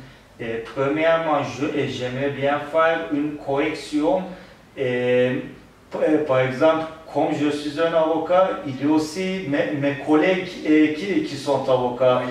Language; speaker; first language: French; non-native, learner; Turkish